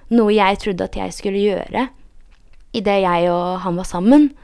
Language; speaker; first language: Norwegian; early bilingual, heritage; Polish